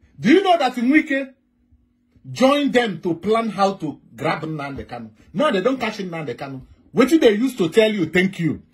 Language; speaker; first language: Nigerian Pidgin; non-native, local second language; Igbo